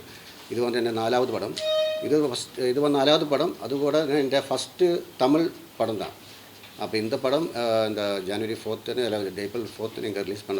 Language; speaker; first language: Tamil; non-native, learner; Malayalam